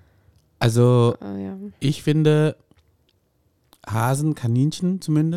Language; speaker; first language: German; non-native, fluent; Indonesian